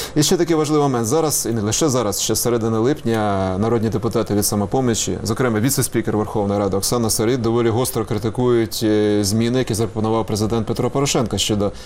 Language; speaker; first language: Ukrainian; native; Ukrainian